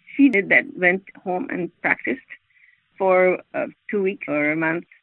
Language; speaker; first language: English; non-native, fluent; Swedish